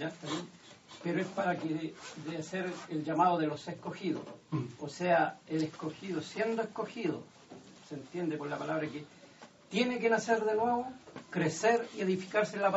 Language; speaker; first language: Spanish; native; Spanish